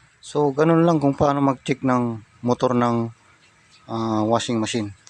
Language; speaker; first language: Filipino; native; Filipino